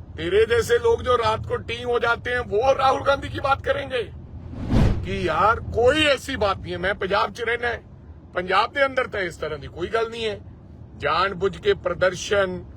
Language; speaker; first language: Hindi; non-native, local second language; Punjabi